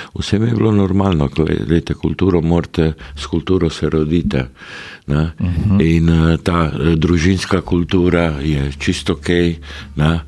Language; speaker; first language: Slovenian; early bilingual, other home language; Serbian